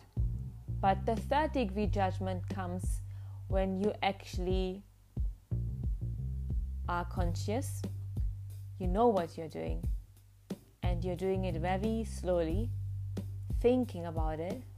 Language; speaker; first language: English; non-native, fluent; German